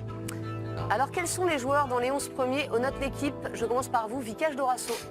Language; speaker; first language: French; native; French